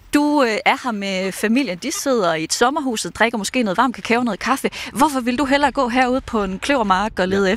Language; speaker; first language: Danish; native; Danish